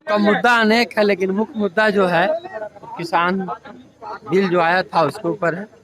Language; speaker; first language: Hindi; native; Hindi